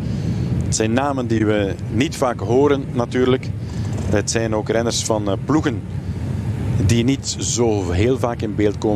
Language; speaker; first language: Dutch; native; Dutch